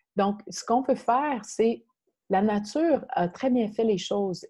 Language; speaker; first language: French; native; French